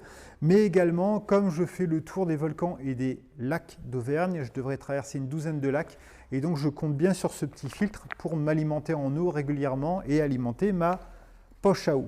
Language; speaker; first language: French; native; French